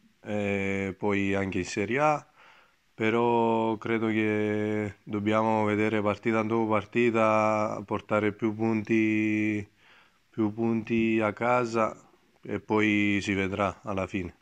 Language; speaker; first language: Italian; non-native, fluent; Greek